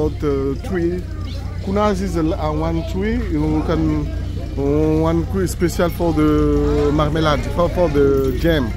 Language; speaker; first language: English; non-native, learner; Malagasy